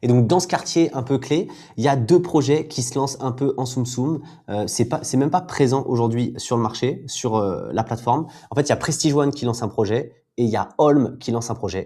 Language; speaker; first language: French; native; French